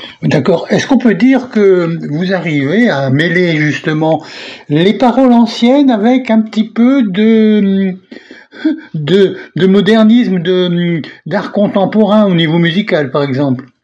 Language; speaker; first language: French; native; French